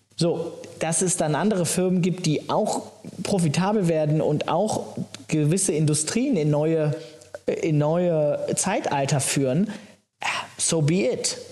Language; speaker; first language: German; native; German